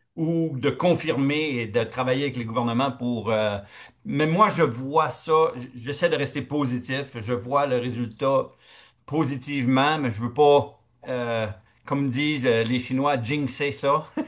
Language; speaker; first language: French; native; French